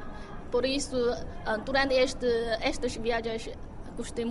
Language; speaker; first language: Portuguese; non-native, fluent; Chinese